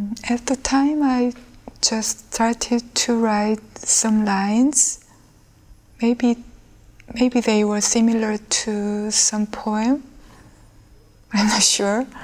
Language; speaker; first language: English; non-native, fluent; Korean